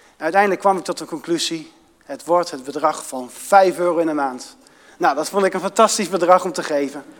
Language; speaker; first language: Dutch; native; Dutch